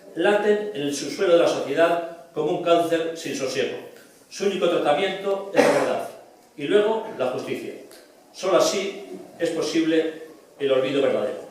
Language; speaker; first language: Spanish; non-native, local second language; Galician